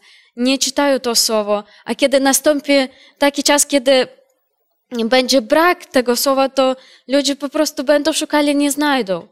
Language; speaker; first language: Polish; non-native, learner; Ukrainian